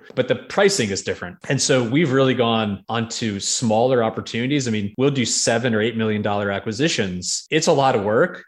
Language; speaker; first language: English; native; English